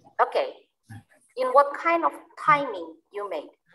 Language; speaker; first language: English; non-native, learner; Indonesian